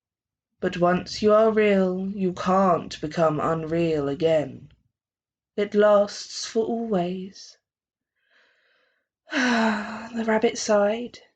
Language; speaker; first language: English; native; English